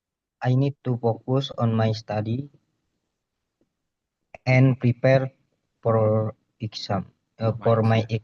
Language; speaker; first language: English; non-native, learner; Indonesian